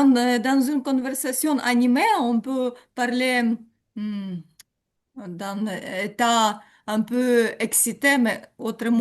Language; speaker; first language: French; non-native, learner; Ukrainian